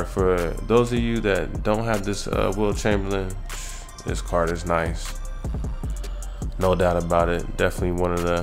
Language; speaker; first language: English; native; English